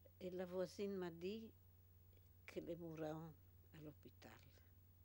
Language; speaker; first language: French; non-native, fluent; Polish